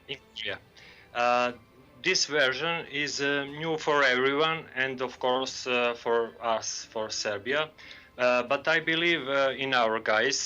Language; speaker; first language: English; non-native, learner; Serbian